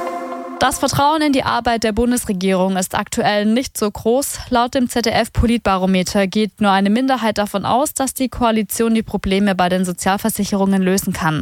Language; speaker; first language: German; native; German